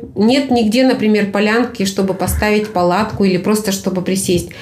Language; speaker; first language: Russian; native; Russian